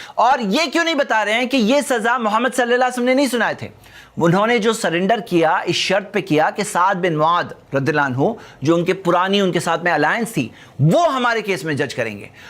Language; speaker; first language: Urdu; native; Urdu